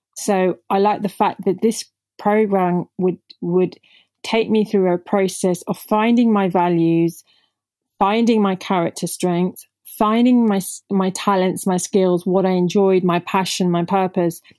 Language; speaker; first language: English; non-native, local second language; Punjabi